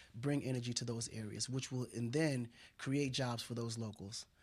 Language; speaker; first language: English; non-native, fluent; Wolof